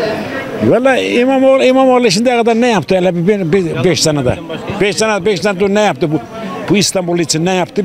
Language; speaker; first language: Turkish; native; Turkish